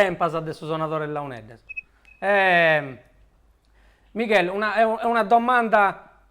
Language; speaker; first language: Italian; native; Italian